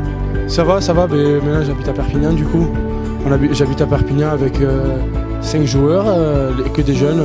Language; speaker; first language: French; native; French